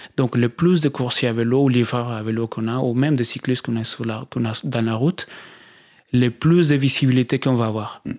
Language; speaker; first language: French; non-native, fluent; Spanish